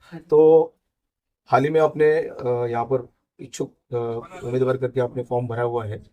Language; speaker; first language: Hindi; non-native, local second language; Marathi